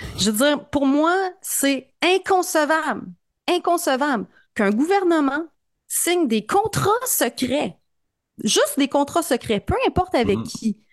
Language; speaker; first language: French; native; French